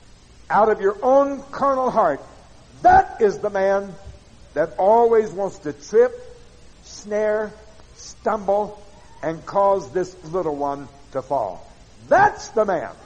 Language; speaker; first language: English; native; English